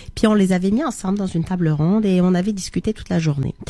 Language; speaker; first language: French; non-native, local second language; Arabic